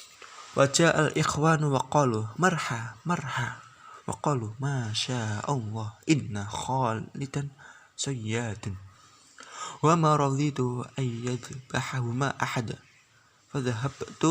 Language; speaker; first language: Arabic; non-native, learner; Indonesian